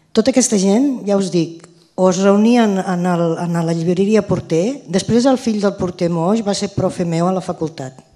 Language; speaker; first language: Catalan; early bilingual, heritage; Catalan